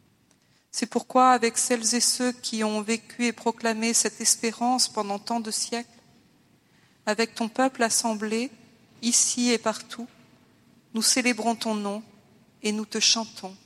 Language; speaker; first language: French; native; French